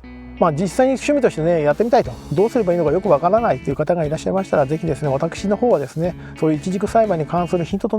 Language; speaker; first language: Japanese; native; Japanese